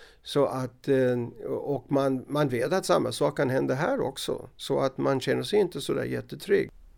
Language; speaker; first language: Swedish; non-native, fluent; English